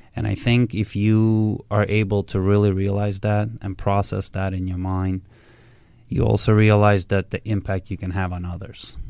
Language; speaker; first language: English; early bilingual, other home language; Russian